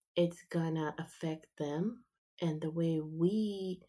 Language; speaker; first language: English; early bilingual, other home language; Spanish